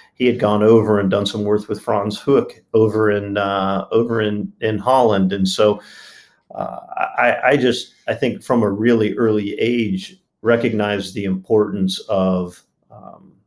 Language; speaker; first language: English; native; English